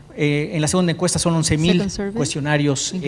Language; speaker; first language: Spanish; native; Spanish